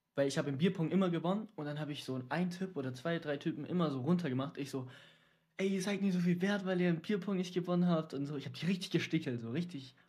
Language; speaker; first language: German; early bilingual, other home language; Dutch